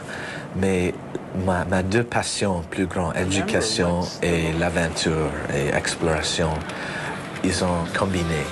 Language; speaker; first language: French; non-native, learner; English